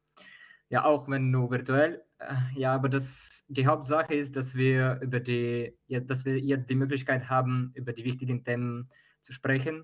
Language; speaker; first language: German; non-native, fluent; Ukrainian